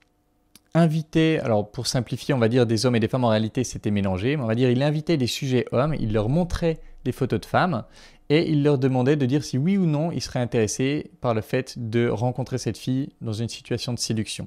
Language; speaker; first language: French; native; French